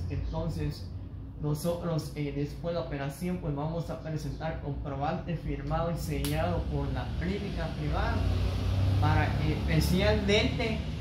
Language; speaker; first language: Spanish; native; Spanish